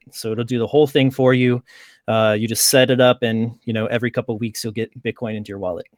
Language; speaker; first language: English; native; English